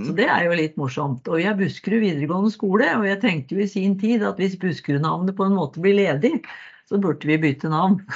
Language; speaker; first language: Norwegian; native; Norwegian